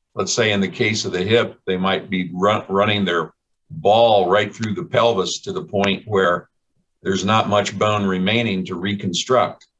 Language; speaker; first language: English; native; English